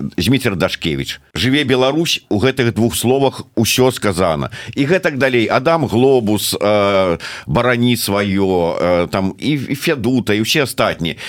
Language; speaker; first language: Belarusian; native; Belarusian